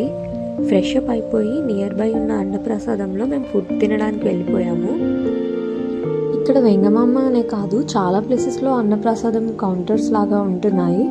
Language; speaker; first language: Telugu; native; Telugu